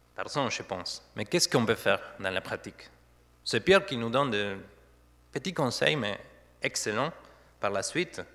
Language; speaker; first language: French; non-native, fluent; Spanish